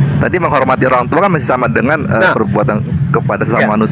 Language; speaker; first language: Indonesian; native; Indonesian